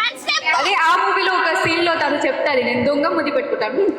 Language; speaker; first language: Telugu; non-native, fluent; Odia